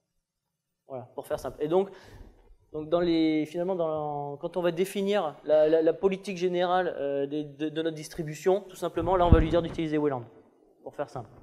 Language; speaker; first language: French; native; French